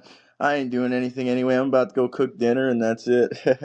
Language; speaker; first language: English; native; English